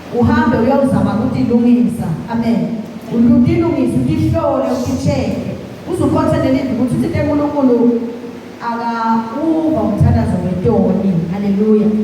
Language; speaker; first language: Zulu; non-native, local second language; Swati